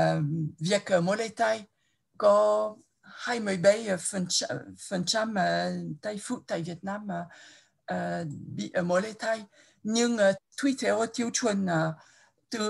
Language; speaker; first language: Vietnamese; non-native, fluent; French